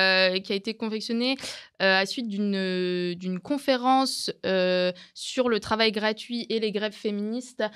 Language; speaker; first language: French; native; French